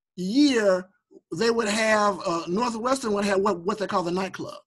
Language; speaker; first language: English; native; English